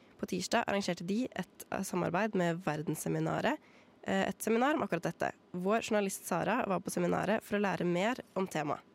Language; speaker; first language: Norwegian; native; Norwegian